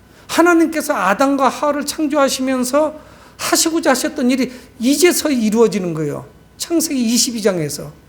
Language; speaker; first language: Korean; native; Korean